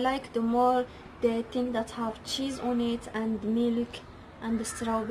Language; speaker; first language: English; non-native, learner; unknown